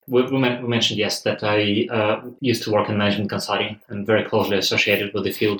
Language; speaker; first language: English; non-native, fluent; Russian